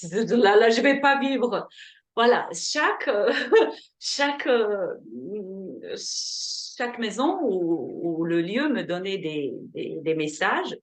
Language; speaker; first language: French; non-native, fluent; Slovenian